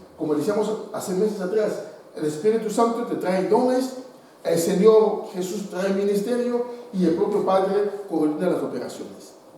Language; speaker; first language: Spanish; non-native, fluent; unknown